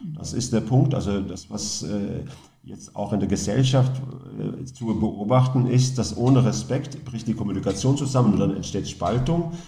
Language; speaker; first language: German; non-native, fluent; Norwegian